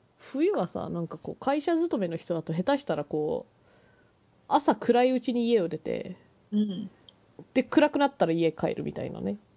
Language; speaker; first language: Japanese; early bilingual, heritage; Japanese